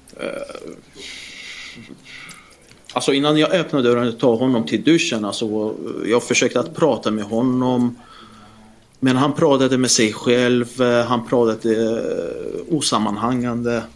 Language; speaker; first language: Swedish; non-native, fluent; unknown